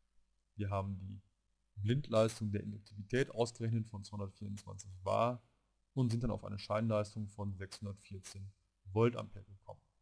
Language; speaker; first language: German; native; German